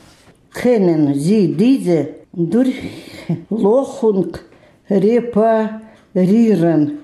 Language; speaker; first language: German; non-native, learner; Russian